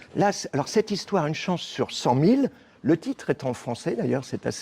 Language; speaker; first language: French; native; French